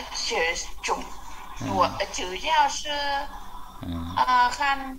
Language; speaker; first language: Chinese; non-native, learner; Vietnamese